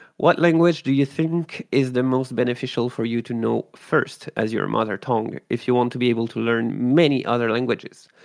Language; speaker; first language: English; non-native, fluent; French